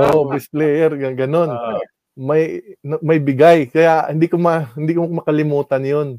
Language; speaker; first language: Filipino; non-native, local second language; Waray